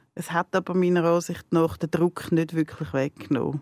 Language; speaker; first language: German; native; German